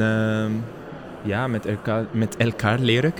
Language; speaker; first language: Dutch; non-native, learner; Arabic